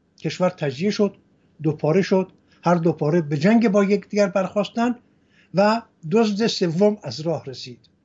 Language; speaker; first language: Persian; non-native, local second language; Assyrian Neo-Aramaic